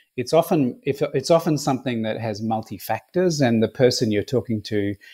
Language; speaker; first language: English; native; English